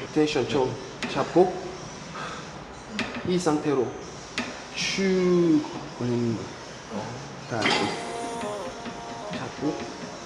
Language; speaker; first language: Korean; non-native, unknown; English